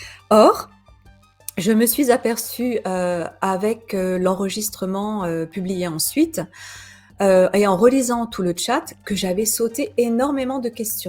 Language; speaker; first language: French; native; French